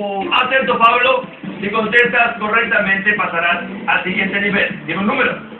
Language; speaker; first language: Spanish; native; Spanish